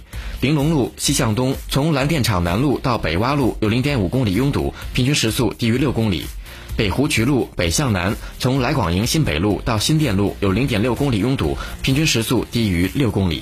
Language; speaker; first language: Chinese; native; Chinese